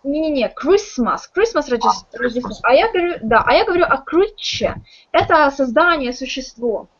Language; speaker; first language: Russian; native; Russian